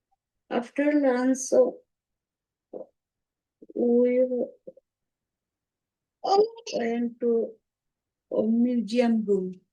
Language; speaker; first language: English; non-native, learner; Bangla